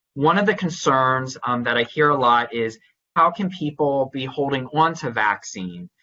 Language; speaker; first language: English; native; English